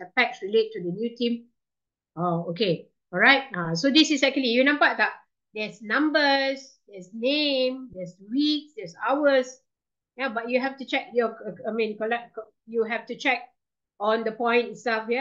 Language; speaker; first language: English; non-native, local second language; Malay